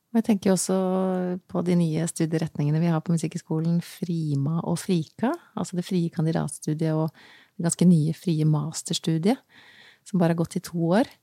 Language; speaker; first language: Norwegian; native; Norwegian